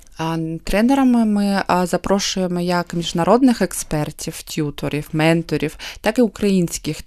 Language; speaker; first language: Ukrainian; non-native, local second language; Russian